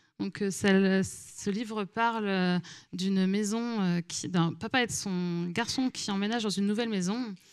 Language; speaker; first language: French; native; French